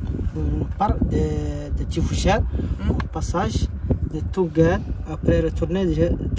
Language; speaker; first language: French; non-native, local second language; Arabic